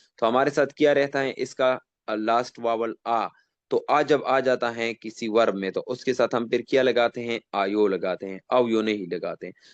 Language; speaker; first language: Urdu; non-native, local second language; Pashto